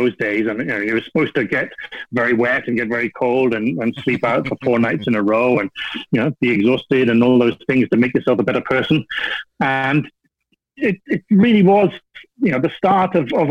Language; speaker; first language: English; native; English